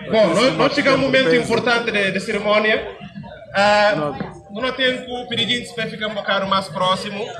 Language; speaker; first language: Portuguese; non-native, local second language; Upper Guinea Crioulo